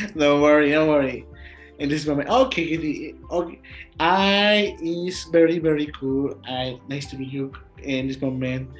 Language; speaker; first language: English; non-native, learner; Spanish